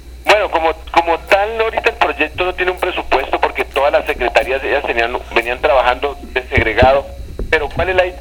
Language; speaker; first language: Spanish; native; Spanish